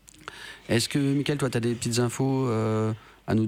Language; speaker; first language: French; native; French